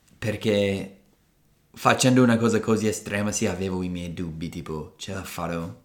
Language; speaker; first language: Italian; non-native, fluent; English